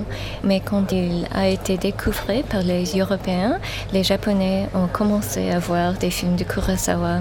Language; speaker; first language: French; non-native, fluent; English